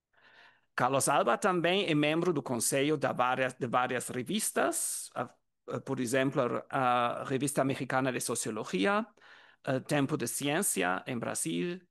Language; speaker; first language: Portuguese; non-native, learner; German